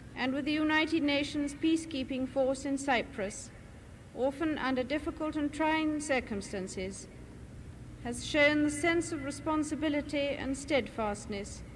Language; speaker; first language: English; early bilingual, other home language; French